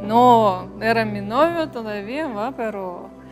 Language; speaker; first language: Spanish; non-native, fluent; Russian